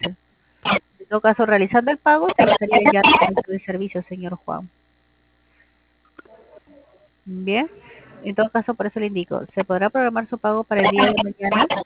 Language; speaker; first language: Spanish; native; Spanish